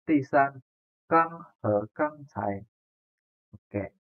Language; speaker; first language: Chinese; non-native, fluent; Indonesian